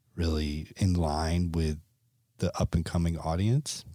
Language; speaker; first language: English; native; English